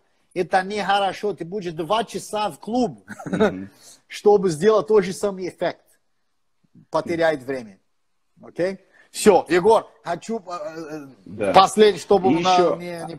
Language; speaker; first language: Russian; non-native, fluent; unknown